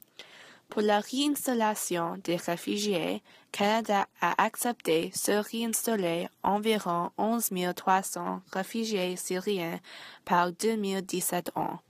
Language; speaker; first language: French; non-native, learner; English